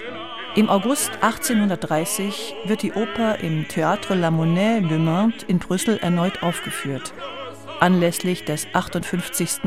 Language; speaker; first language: German; native; German